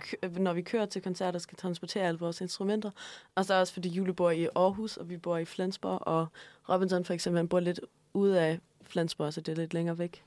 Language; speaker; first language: Danish; early bilingual, other home language; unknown